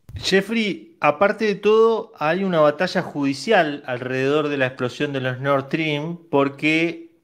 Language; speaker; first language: Spanish; native; Spanish